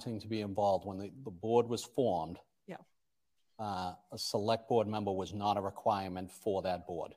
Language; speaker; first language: English; native; English